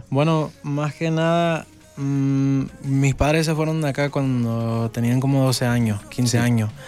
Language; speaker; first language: Spanish; early bilingual, heritage; Spanish